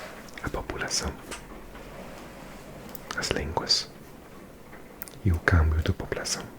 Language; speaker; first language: Portuguese; non-native, learner; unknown